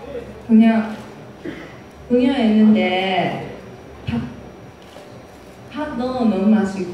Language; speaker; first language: Korean; non-native, learner; Japanese